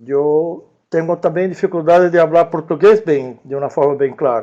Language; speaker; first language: Spanish; non-native, learner; Portuguese